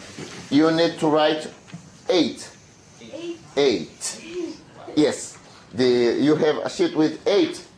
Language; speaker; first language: English; non-native, fluent; Spanish